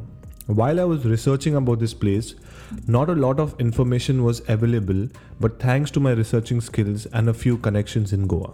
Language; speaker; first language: English; non-native, local second language; Konkani